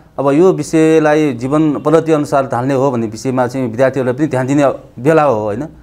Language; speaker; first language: Nepali; native; Nepali